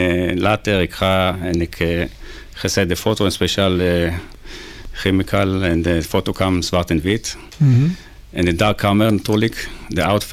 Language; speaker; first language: Dutch; non-native, learner; Hebrew